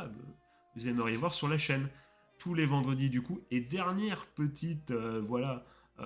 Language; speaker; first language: French; native; French